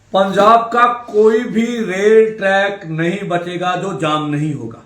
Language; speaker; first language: Hindi; non-native, local second language; Punjabi